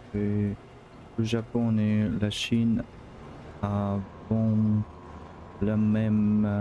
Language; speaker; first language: French; non-native, learner; Russian